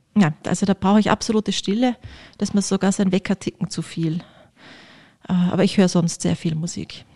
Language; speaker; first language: German; early bilingual, other home language; Polish